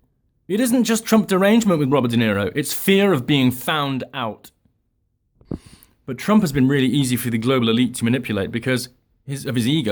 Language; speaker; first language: English; native; English